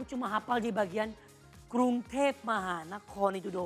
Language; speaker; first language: Indonesian; non-native, fluent; Thai